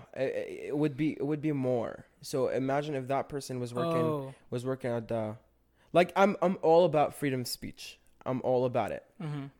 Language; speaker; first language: English; non-native, fluent; Arabic